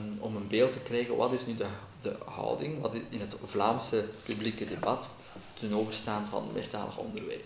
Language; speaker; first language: Dutch; native; Dutch